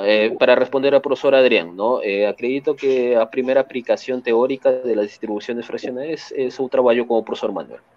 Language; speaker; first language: Portuguese; non-native, fluent; Spanish